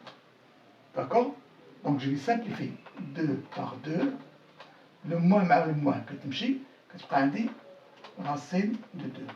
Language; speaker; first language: French; non-native, local second language; Arabic